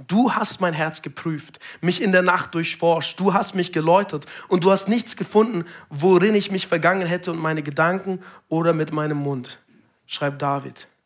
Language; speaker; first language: German; non-native, fluent; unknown